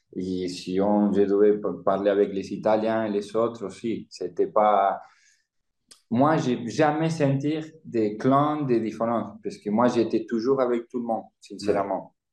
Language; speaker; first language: French; non-native, learner; Spanish